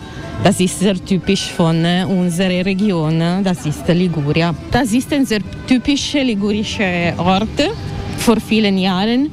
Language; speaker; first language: German; non-native, learner; Italian